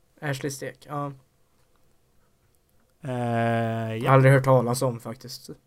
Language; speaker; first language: Swedish; native; Swedish